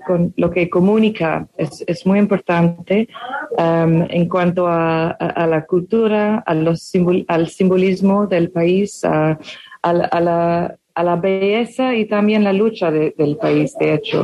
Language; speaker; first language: Spanish; non-native, fluent; English